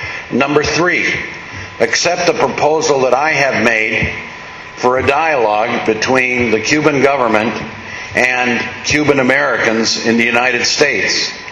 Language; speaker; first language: English; early bilingual, other home language; Spanish